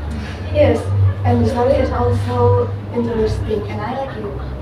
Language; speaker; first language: English; non-native, learner; Indonesian